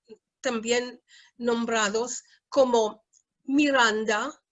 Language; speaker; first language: Spanish; non-native, fluent; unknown